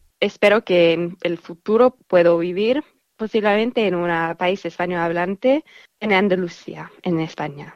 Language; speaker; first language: Spanish; non-native, learner; English